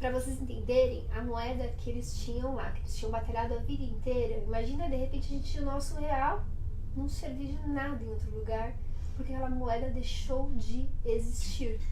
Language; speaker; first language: Portuguese; native; Portuguese